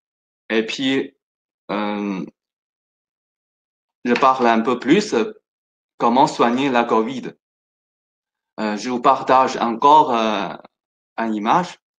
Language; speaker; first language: French; non-native, fluent; Chinese